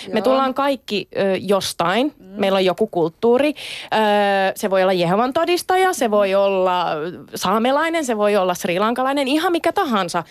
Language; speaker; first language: Finnish; native; Finnish